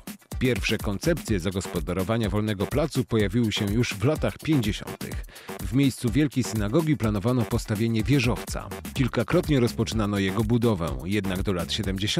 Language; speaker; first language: Polish; native; Polish